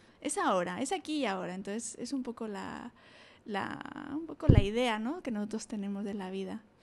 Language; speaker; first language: Spanish; native; Spanish